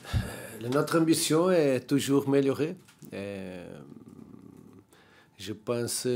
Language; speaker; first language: French; non-native, learner; Portuguese